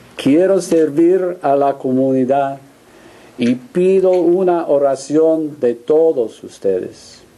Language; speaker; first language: Spanish; non-native, fluent; English